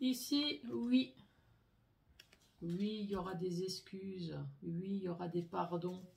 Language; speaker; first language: French; native; French